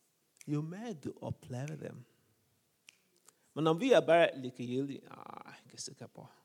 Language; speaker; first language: Norwegian; non-native, fluent; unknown